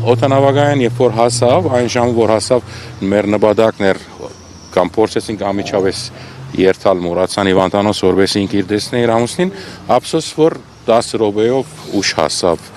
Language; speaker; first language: Armenian; native; Armenian